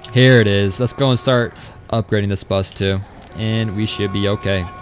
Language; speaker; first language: English; native; English